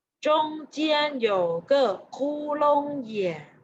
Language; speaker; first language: Chinese; non-native, fluent; Thai